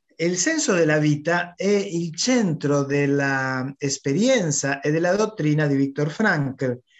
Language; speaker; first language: Italian; non-native, fluent; Spanish